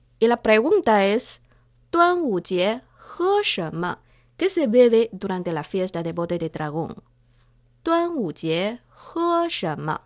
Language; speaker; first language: Spanish; non-native, fluent; Chinese